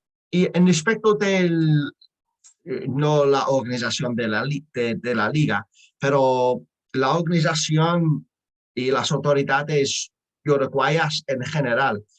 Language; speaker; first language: Spanish; non-native, learner; English